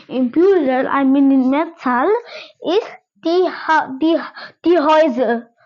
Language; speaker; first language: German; non-native, learner; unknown